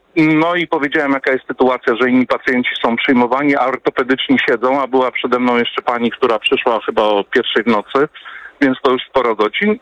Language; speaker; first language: Polish; native; Polish